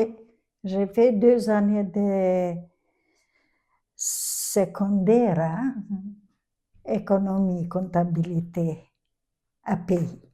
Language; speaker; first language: French; non-native, fluent; Albanian